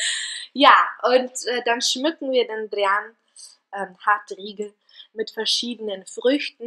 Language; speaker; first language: German; non-native, fluent; Bulgarian